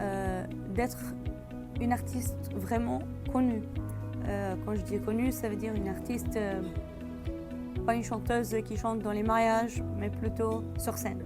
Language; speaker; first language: French; non-native, fluent; Arabic